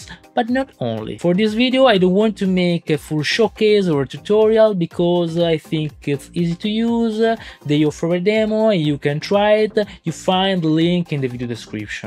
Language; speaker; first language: English; non-native, fluent; Italian